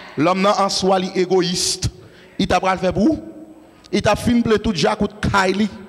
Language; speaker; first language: French; native; French